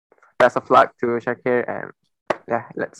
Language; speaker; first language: English; non-native, local second language; Malay